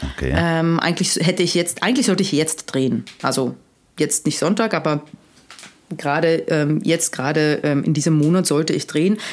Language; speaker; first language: German; native; German